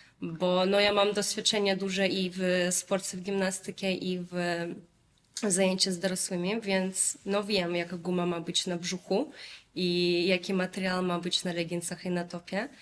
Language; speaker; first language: Polish; non-native, fluent; Russian